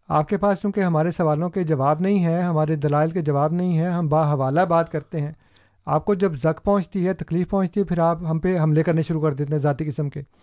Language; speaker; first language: Urdu; native; Urdu